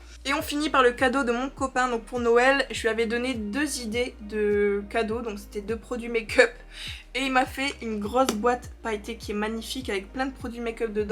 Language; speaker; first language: French; native; French